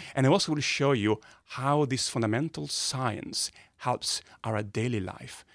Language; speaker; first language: English; non-native, fluent; Italian